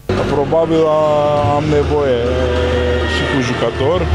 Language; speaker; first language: Romanian; non-native, learner; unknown